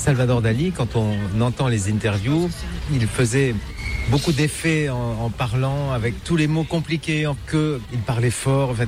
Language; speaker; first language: French; native; French